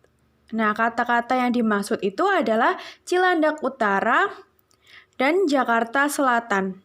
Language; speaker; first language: Indonesian; native; Indonesian